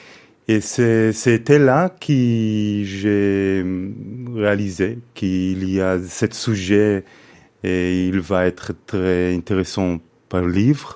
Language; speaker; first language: French; non-native, fluent; Hebrew